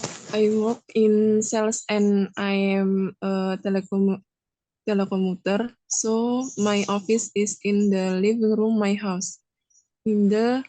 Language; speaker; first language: English; non-native, learner; Indonesian